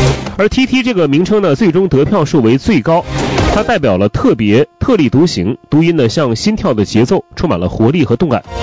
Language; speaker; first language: Chinese; native; Chinese